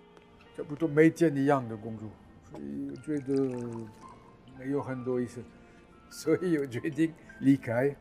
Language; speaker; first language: Chinese; non-native, fluent; French